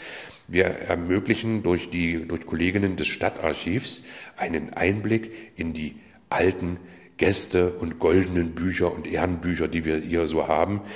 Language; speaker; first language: German; native; German